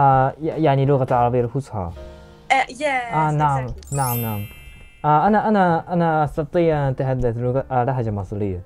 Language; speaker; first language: Arabic; non-native, learner; Japanese